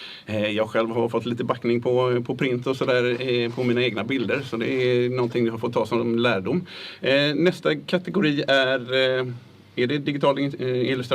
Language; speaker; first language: Swedish; native; Swedish